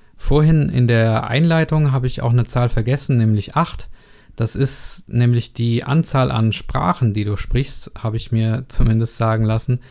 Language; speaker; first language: German; non-native, learner; Czech